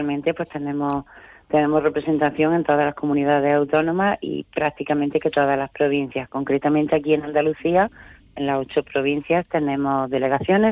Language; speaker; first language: Spanish; native; Spanish